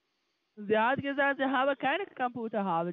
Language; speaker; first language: German; non-native, learner; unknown